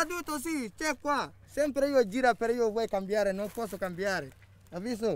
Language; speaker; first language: Italian; non-native, learner; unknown